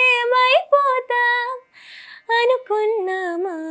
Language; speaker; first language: Telugu; early bilingual, heritage; Telugu